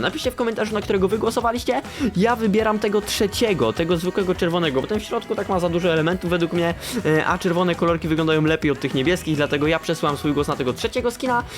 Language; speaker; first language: Polish; native; Polish